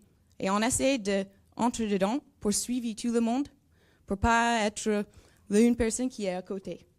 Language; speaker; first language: French; non-native, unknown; English